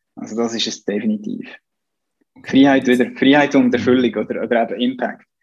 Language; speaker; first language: German; native; German